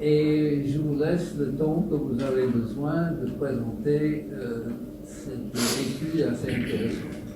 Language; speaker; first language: French; non-native, fluent; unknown